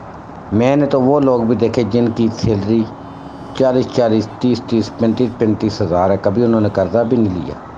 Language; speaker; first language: Urdu; native; Urdu